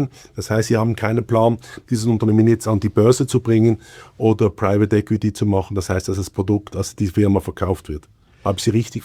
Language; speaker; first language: German; native; German